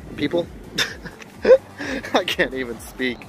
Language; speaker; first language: English; native; English